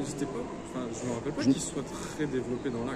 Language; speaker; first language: French; native; French